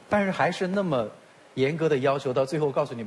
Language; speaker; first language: Chinese; native; Chinese